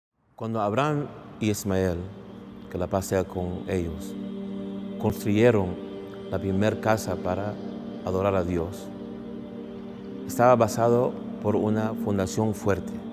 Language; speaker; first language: Spanish; early bilingual, heritage; English